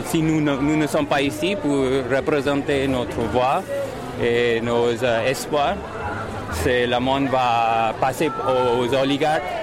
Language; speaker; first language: French; non-native, fluent; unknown